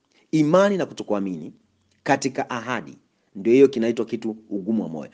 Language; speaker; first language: Swahili; native; Swahili